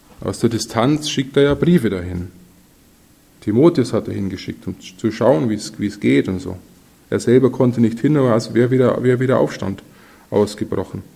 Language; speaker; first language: German; native; German